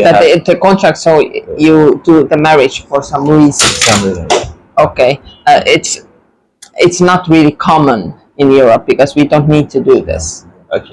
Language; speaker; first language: English; non-native, fluent; Estonian